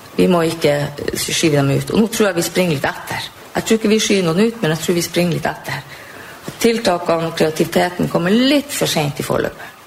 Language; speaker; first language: Norwegian; native; Norwegian